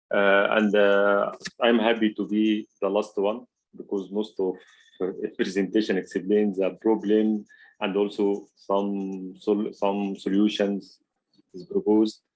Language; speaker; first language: English; non-native, learner; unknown